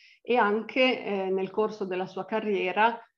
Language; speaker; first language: Italian; native; Italian